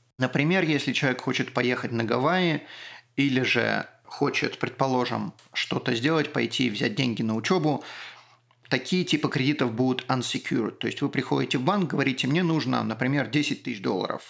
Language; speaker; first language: Russian; native; Russian